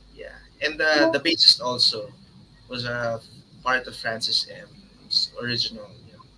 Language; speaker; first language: English; non-native, local second language; Filipino